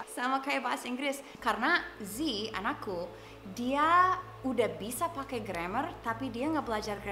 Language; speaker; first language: Indonesian; non-native, fluent; English